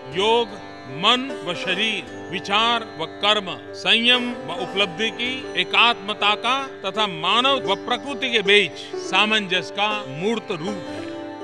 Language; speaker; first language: Hindi; non-native, local second language; Gujarati